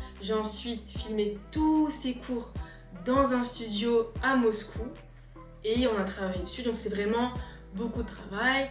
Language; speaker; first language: French; native; French